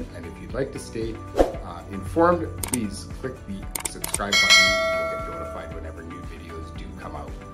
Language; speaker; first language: English; native; English